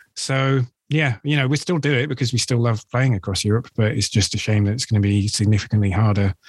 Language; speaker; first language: English; native; English